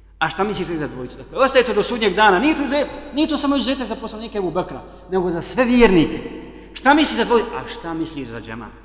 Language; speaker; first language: Bosnian; native; Bosnian